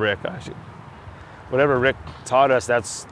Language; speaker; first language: English; native; English